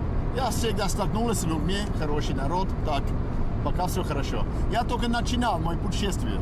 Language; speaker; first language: Russian; non-native, learner; English